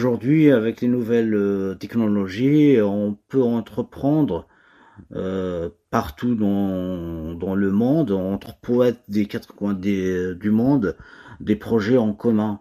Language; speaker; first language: French; non-native, local second language; Kabyle